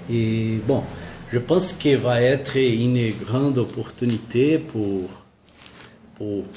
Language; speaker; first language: French; non-native, learner; Portuguese